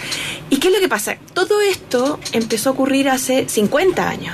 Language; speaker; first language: Spanish; native; Spanish